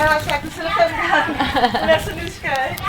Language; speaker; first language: Danish; native; Danish